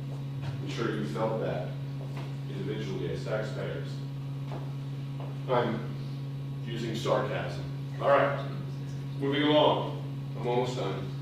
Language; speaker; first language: English; native; English